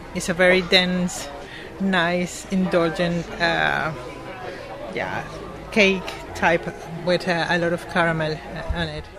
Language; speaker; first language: English; non-native, fluent; Spanish